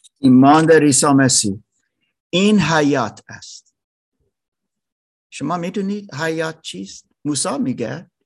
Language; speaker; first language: Persian; non-native, learner; German